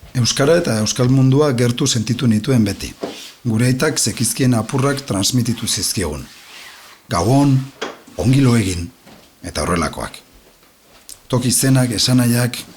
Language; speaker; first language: Basque; non-native, local second language; Spanish